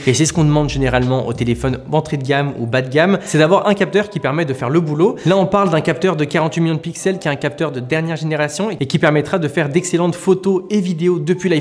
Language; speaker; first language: French; native; French